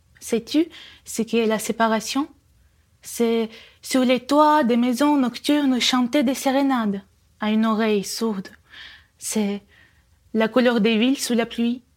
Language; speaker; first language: French; non-native, fluent; Russian